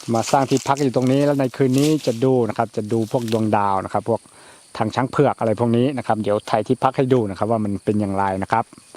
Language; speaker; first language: Thai; native; Thai